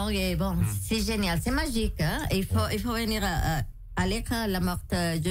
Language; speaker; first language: French; non-native, local second language; Spanish